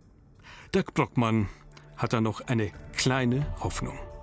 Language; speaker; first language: German; native; German